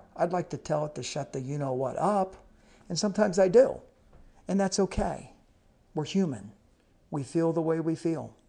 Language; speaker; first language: English; native; English